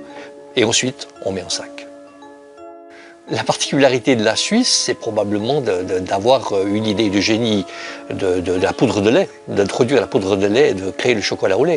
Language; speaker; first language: French; native; French